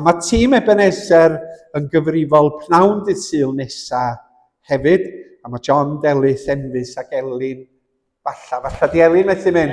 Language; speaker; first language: Welsh; native; Welsh